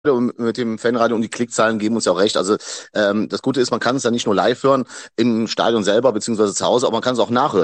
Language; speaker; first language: German; native; German